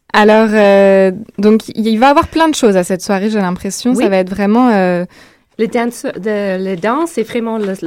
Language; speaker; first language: French; non-native, learner; English